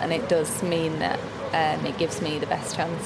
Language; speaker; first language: English; native; English